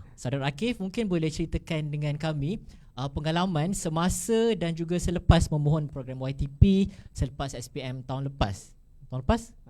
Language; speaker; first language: Malay; native; Malay